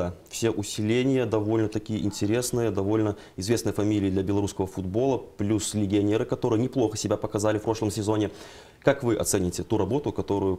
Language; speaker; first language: Russian; native; Russian